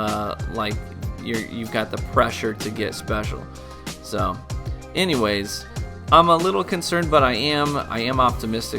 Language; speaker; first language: English; native; English